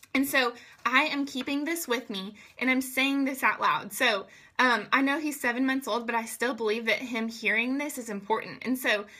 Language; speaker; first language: English; native; English